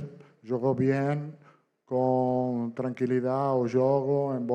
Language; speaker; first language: Portuguese; non-native, learner; Italian